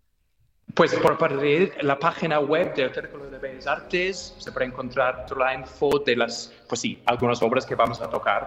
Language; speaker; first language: Spanish; non-native, fluent; English